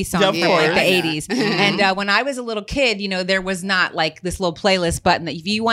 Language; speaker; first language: English; native; English